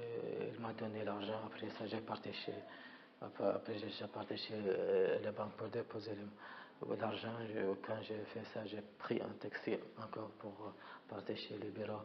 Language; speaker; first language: French; non-native, learner; Arabic